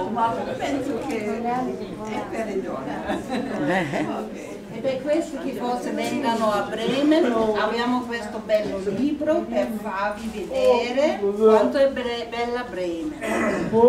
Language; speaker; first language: Italian; non-native, fluent; German